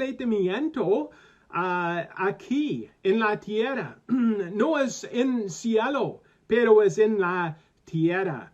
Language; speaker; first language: Spanish; non-native, learner; English